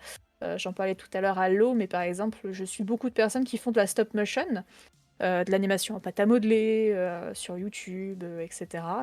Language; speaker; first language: French; native; French